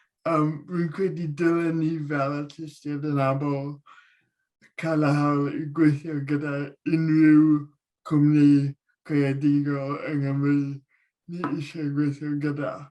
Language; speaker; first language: Welsh; non-native, local second language; English